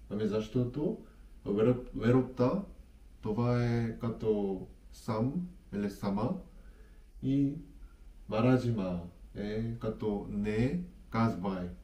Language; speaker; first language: Bulgarian; non-native, learner; Korean